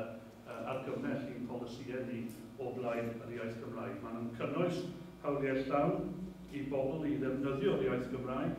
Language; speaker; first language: Welsh; native; Welsh